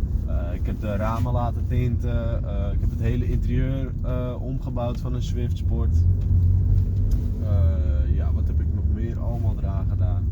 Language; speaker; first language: Dutch; native; Dutch